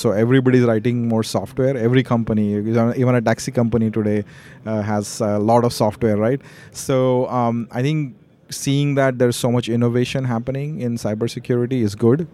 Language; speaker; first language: English; non-native, local second language; Marathi